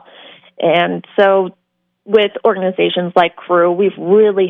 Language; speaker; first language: English; native; English